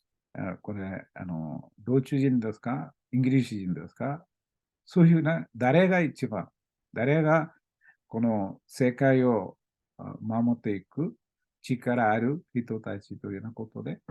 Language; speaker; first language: Japanese; non-native, learner; Malayalam